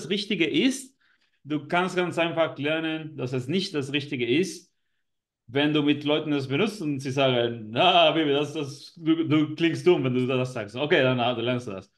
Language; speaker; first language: German; non-native, learner; Spanish